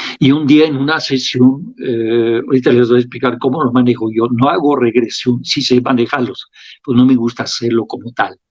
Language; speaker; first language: Spanish; non-native, fluent; French